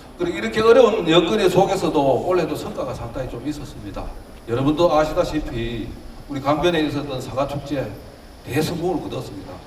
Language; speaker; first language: Korean; native; Korean